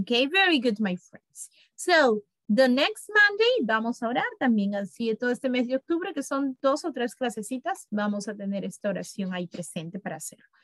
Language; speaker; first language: Spanish; native; Spanish